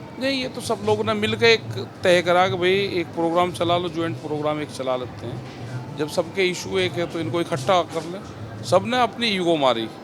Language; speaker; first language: Hindi; native; Hindi